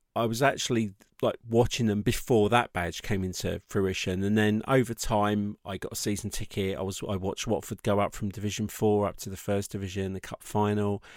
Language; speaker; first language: English; native; English